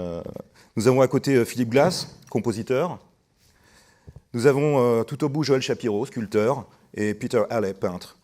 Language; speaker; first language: French; native; French